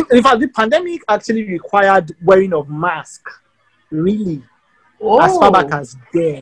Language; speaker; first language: English; non-native, local second language; Yoruba